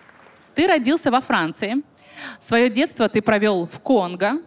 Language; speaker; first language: Russian; native; Russian